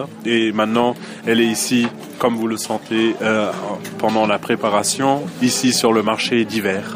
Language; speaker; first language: French; non-native, fluent; German